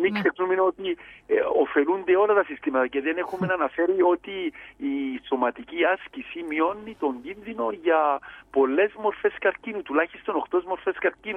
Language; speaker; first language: Greek; native; Greek